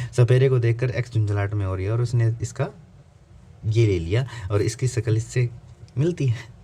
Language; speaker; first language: Hindi; native; Hindi